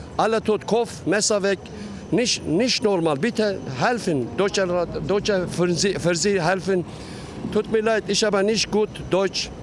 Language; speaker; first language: German; non-native, learner; Kurdish